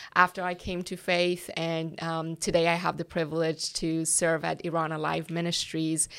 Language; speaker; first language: English; non-native, fluent; Persian